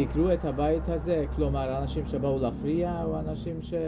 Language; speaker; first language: Hebrew; non-native, fluent; Hungarian